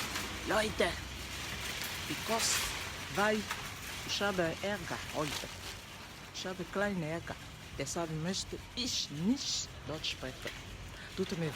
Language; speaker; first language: German; non-native, learner; French